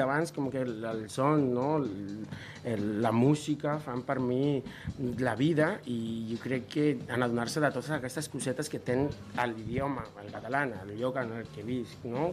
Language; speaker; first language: Catalan; non-native, fluent; Spanish